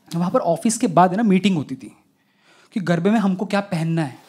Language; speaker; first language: Hindi; non-native, local second language; Gujarati